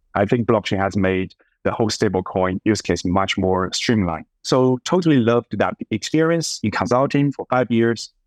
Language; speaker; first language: English; non-native, fluent; Chinese